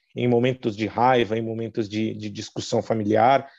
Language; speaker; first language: Portuguese; native; Portuguese